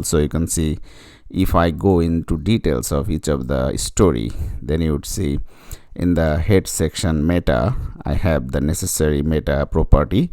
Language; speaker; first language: English; non-native, fluent; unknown